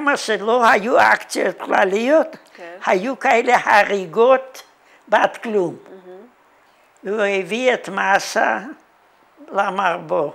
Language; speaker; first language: Hebrew; non-native, fluent; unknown